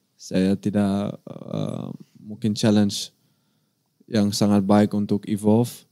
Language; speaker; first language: Indonesian; non-native, learner; Dutch